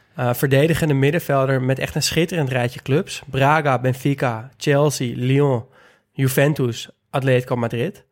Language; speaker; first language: Dutch; native; Dutch